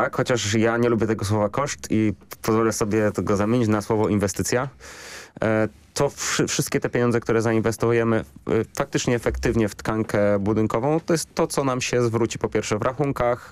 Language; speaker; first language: Polish; native; Polish